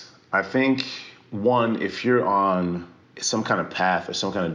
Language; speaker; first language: English; early bilingual, other home language; French